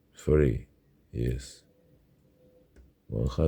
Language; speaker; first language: English; non-native, learner; Russian